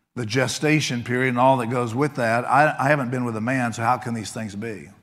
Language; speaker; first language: English; native; English